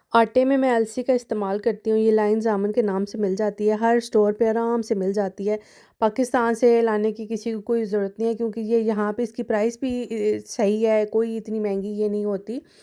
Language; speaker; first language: Urdu; native; Urdu